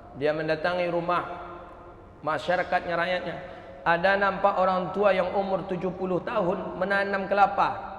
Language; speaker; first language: Malay; non-native, local second language; Minangkabau